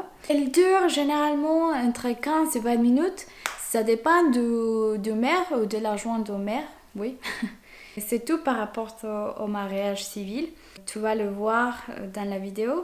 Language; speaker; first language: French; non-native, fluent; Spanish